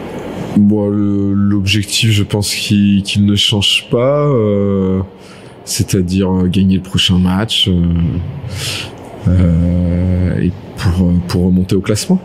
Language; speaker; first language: French; native; French